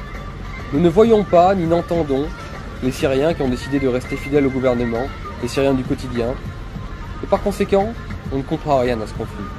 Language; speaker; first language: French; native; French